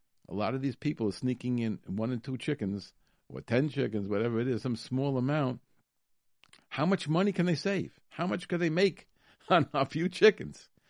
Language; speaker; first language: English; native; English